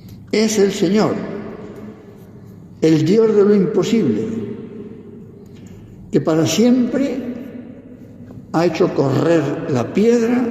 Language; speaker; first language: Spanish; native; Spanish